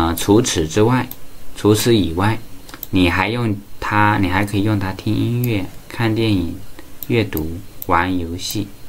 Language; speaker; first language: Chinese; native; Chinese